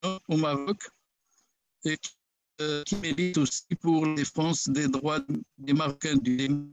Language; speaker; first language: French; non-native, local second language; Arabic